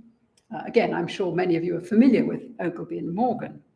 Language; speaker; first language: English; native; English